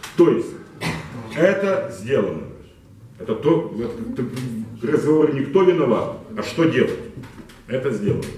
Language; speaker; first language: Russian; non-native, local second language; Ukrainian